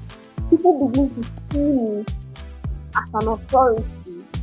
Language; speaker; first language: English; non-native, local second language; Igbo